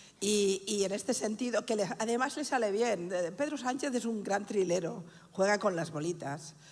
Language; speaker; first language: Spanish; non-native, local second language; Catalan